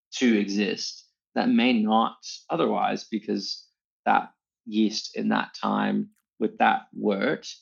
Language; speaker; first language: English; native; English